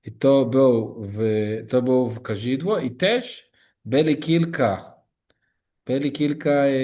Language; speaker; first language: Polish; non-native, learner; Hebrew